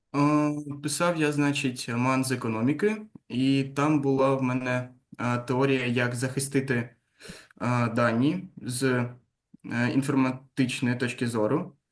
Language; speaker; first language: Ukrainian; non-native, local second language; Russian